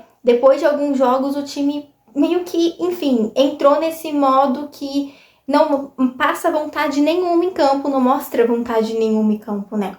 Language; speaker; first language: Portuguese; native; Portuguese